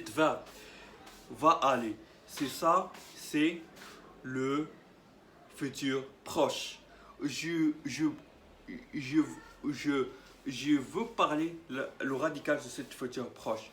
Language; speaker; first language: French; non-native, learner; Arabic